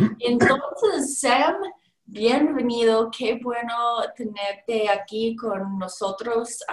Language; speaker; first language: Spanish; non-native, learner; English